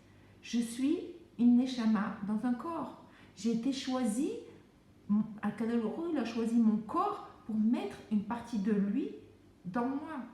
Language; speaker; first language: French; native; French